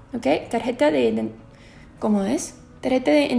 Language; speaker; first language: Spanish; non-native, fluent; English